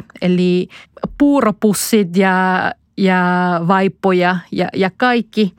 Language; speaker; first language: Finnish; non-native, fluent; Spanish